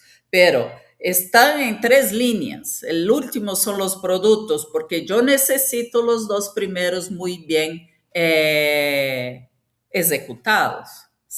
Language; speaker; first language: Spanish; non-native, fluent; Portuguese